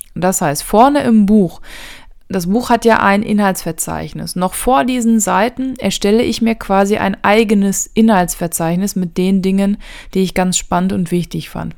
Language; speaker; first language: German; native; German